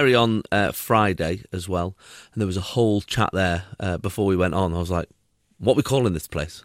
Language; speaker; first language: English; native; English